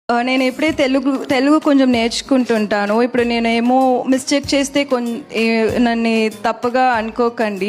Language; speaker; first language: Telugu; non-native, learner; Tamil